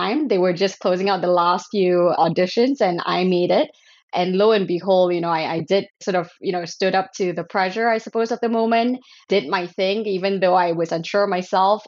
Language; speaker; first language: English; non-native, local second language; Chinese